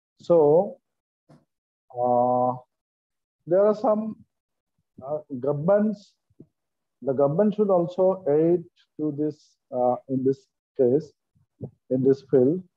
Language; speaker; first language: English; non-native, learner; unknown